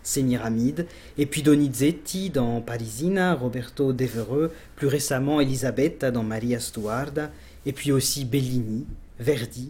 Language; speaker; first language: French; native; French